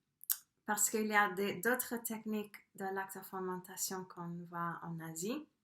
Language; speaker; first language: French; non-native, fluent; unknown